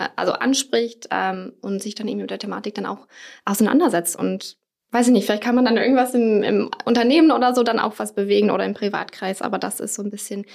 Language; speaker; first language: German; non-native, fluent; English